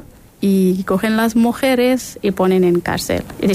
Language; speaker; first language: Spanish; non-native, learner; Persian